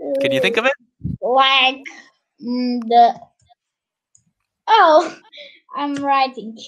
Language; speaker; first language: English; non-native, learner; Turkish